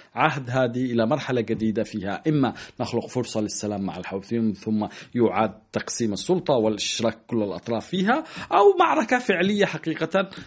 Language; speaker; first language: Arabic; native; Arabic